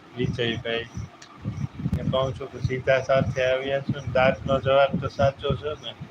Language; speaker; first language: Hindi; non-native, local second language; Gujarati